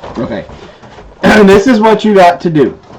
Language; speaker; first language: English; native; English